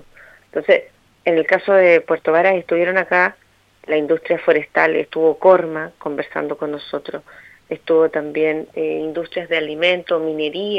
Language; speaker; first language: Spanish; native; Spanish